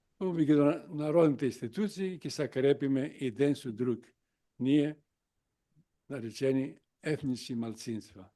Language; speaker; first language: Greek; non-native, local second language; Macedonian